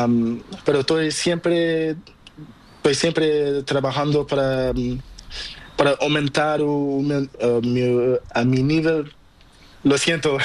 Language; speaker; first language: Spanish; non-native, learner; Portuguese